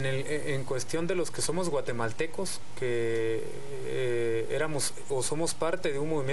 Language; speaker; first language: Spanish; native; Spanish